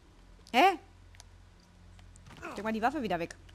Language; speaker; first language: German; native; German